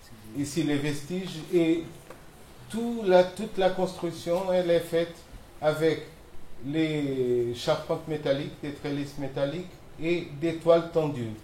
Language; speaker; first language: French; non-native, fluent; Portuguese